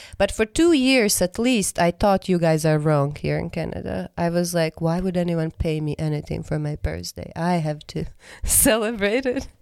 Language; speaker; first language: English; non-native, fluent; Croatian